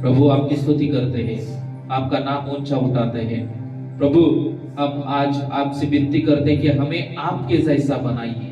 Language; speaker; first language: Hindi; non-native, local second language; Marathi